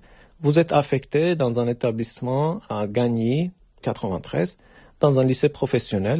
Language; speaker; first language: French; non-native, fluent; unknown